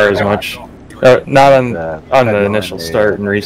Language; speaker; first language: English; native; English